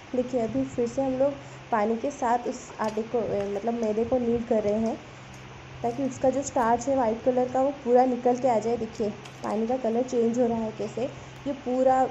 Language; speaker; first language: Hindi; non-native, local second language; Odia